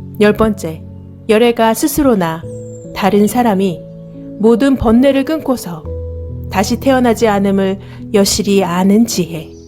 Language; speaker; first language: Korean; native; Korean